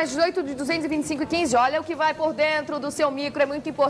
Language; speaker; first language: Portuguese; native; Portuguese